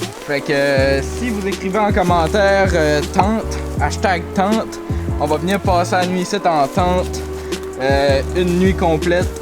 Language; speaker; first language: French; native; French